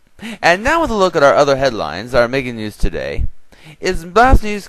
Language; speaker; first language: English; native; English